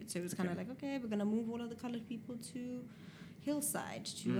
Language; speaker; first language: English; native; English